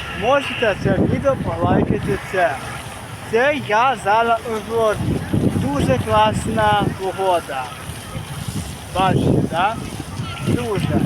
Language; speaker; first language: Ukrainian; native; Ukrainian